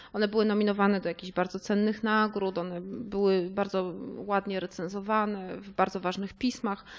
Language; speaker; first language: Polish; native; Polish